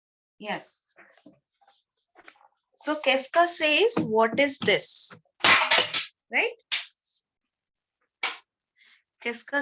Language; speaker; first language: French; non-native, fluent; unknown